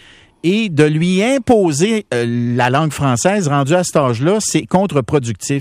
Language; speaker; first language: French; native; French